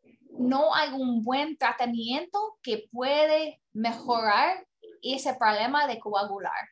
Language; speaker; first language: Spanish; non-native, learner; English